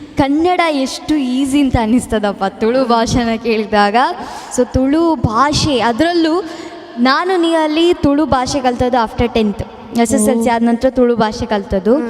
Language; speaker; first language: Kannada; non-native, local second language; Tulu